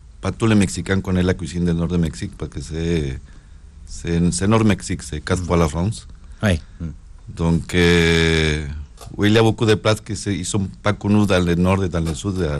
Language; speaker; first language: French; non-native, learner; Spanish